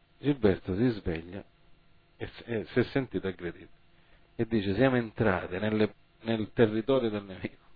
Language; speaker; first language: Italian; early bilingual, heritage; Italian